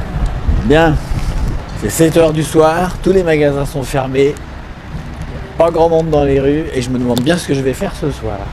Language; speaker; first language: French; native; French